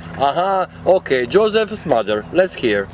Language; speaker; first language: English; non-native, learner; Croatian